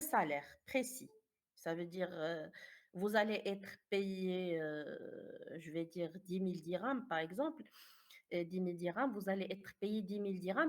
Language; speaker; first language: French; non-native, fluent; Arabic